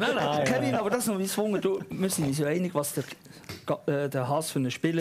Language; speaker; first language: German; native; German